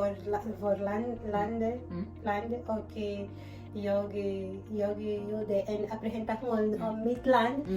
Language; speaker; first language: Swedish; non-native, learner; Portuguese